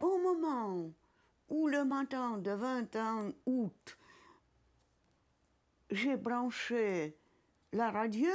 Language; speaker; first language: French; non-native, fluent; Russian